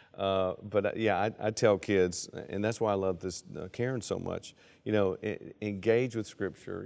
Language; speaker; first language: English; native; English